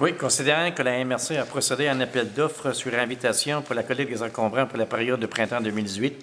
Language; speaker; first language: French; native; French